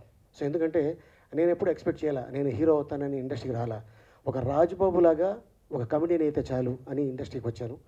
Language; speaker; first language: Telugu; native; Telugu